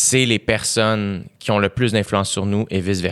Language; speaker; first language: French; native; French